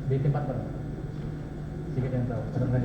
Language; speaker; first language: Indonesian; native; Indonesian